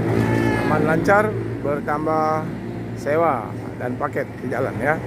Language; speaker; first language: Indonesian; native; Indonesian